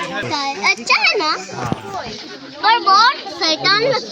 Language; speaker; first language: Hindi; non-native, local second language; Bangla